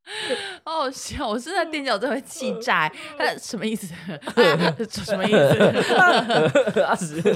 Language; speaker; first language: Chinese; native; Chinese